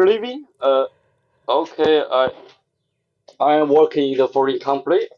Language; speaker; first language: English; non-native, learner; Chinese